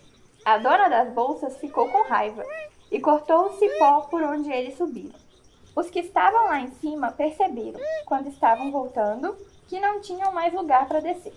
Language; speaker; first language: Portuguese; native; Portuguese